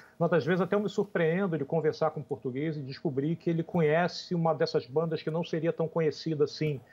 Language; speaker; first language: Portuguese; native; Portuguese